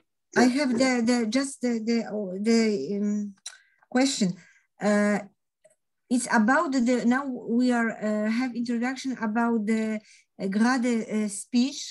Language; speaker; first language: English; non-native, learner; Polish